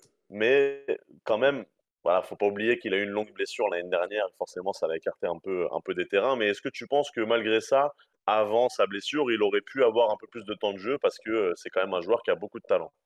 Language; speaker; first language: French; native; French